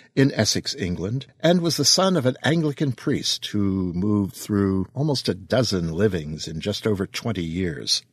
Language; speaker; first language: English; native; English